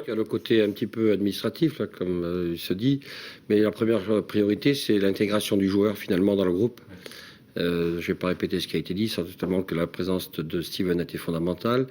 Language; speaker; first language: French; native; French